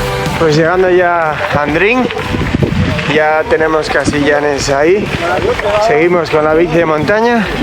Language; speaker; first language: Spanish; native; Spanish